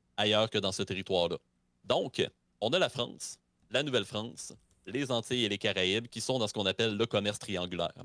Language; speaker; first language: French; native; French